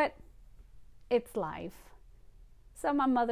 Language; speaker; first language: English; non-native, fluent; Spanish